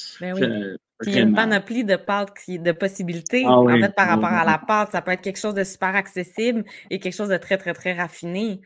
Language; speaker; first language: French; native; French